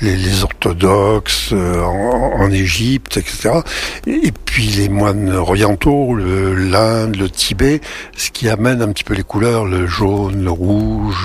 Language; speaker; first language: French; native; French